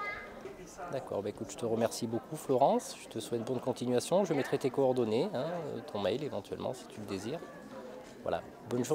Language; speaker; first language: French; native; French